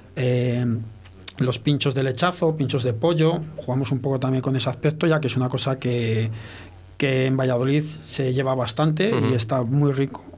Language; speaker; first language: Spanish; early bilingual, heritage; French